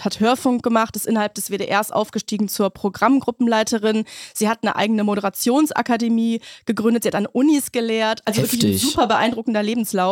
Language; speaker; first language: German; native; German